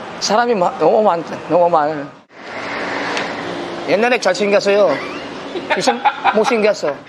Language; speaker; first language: Korean; non-native, learner; Filipino